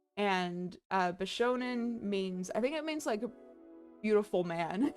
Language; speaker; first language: English; native; English